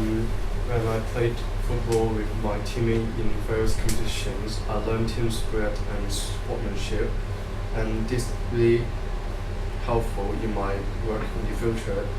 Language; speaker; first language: English; non-native, learner; Cantonese